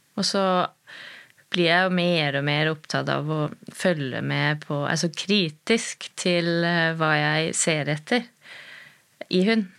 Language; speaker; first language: Norwegian; non-native, fluent; German